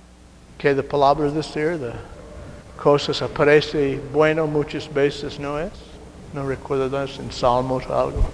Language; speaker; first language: Spanish; non-native, learner; English